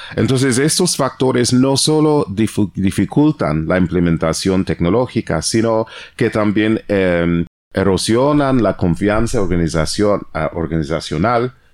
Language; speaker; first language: Spanish; non-native, fluent; English